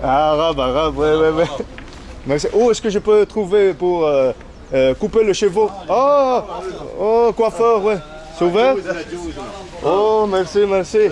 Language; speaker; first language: French; non-native, learner; Spanish